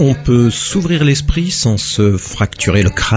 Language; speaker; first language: French; native; French